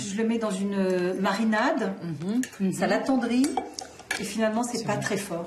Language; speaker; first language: French; native; French